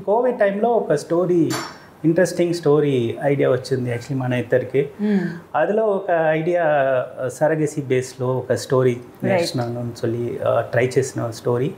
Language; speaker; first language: Telugu; non-native, learner; Tamil